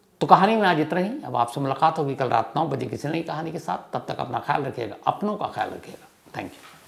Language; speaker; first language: Hindi; native; Hindi